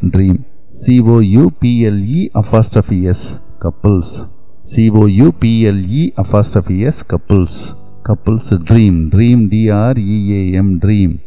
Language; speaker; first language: English; non-native, local second language; Tamil